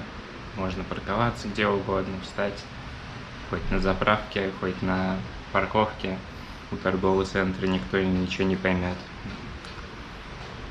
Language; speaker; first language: Russian; native; Russian